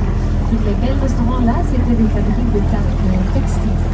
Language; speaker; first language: French; non-native, local second language; Dutch